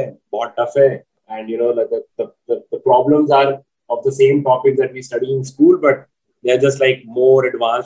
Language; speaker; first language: English; non-native, local second language; Hindi